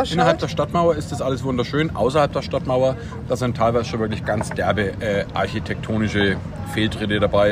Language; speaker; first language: German; native; German